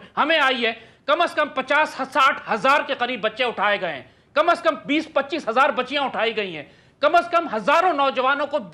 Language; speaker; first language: Urdu; native; Urdu